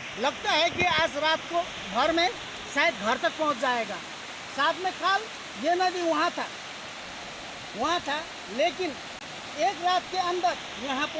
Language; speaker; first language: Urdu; non-native, local second language; Bangla